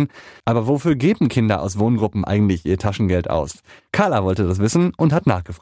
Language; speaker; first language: German; native; German